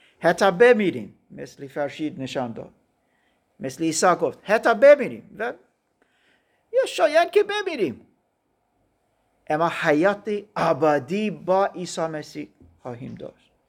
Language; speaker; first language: Persian; non-native, learner; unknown